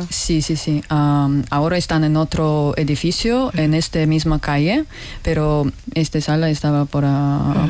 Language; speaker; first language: Spanish; non-native, fluent; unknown